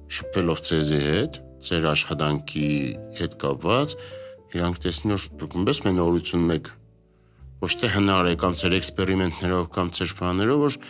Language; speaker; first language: Armenian; native; Armenian